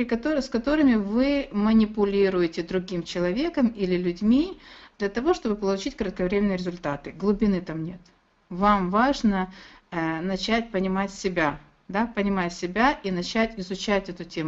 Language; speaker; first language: Russian; native; Russian